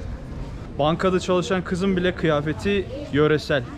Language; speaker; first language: Turkish; native; Turkish